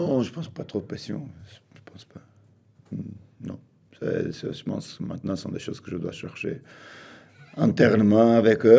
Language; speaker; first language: French; non-native, fluent; Portuguese